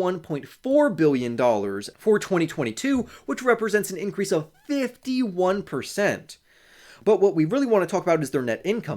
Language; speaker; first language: English; native; English